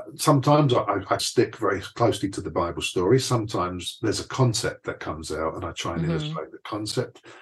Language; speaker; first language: English; native; English